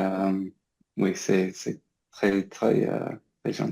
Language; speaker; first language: French; non-native, learner; English